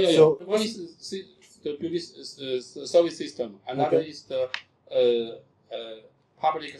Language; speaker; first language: English; non-native, learner; Chinese